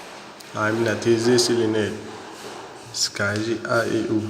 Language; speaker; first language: Russian; non-native, learner; Tajik